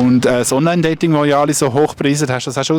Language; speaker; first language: German; native; German